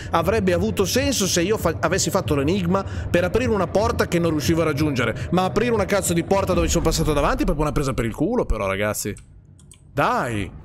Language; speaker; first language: Italian; native; Italian